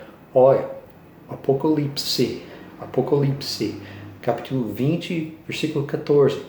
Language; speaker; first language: Portuguese; non-native, learner; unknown